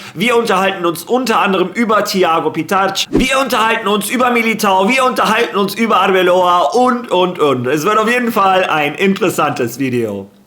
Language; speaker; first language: German; early bilingual, other home language; Spanish